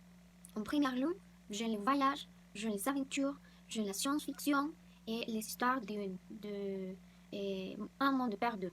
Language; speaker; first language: French; non-native, learner; Spanish